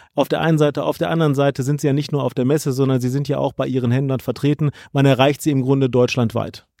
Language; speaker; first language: German; native; German